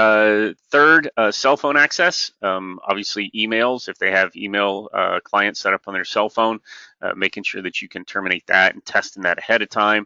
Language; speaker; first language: English; native; English